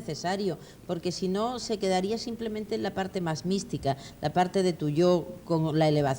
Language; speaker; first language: Spanish; native; Spanish